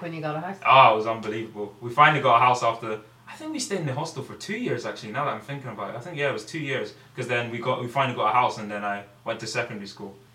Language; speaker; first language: English; native; English